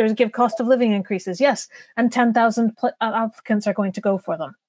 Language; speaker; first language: English; native; English